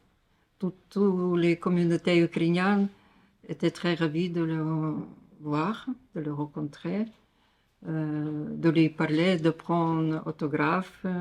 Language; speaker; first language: French; non-native, learner; Ukrainian